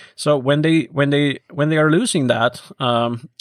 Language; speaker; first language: English; non-native, fluent; Swedish